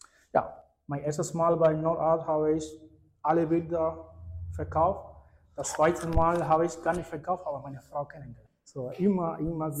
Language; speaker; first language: German; non-native, fluent; Spanish